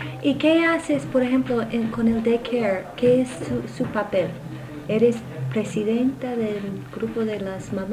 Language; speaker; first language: Spanish; non-native, fluent; English